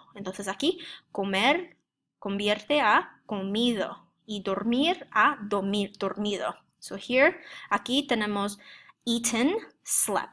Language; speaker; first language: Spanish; non-native, fluent; English